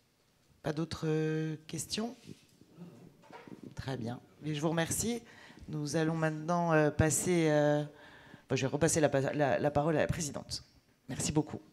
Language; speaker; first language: French; native; French